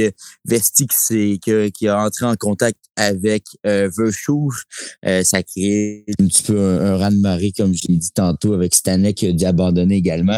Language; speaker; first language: French; native; French